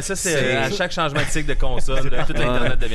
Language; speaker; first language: French; native; French